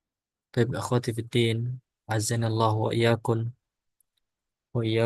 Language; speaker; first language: Arabic; non-native, fluent; Indonesian